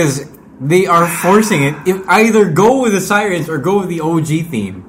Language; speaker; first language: English; non-native, local second language; Filipino